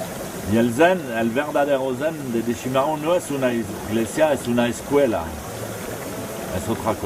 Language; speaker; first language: Spanish; non-native, fluent; French